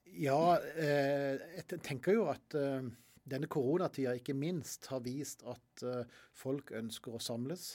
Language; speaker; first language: Norwegian; native; Norwegian